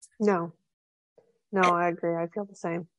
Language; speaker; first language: English; native; English